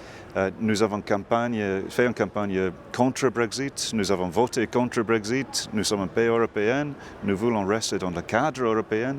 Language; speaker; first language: French; non-native, fluent; English